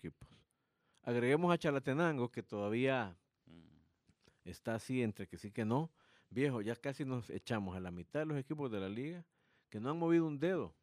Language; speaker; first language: Spanish; native; Spanish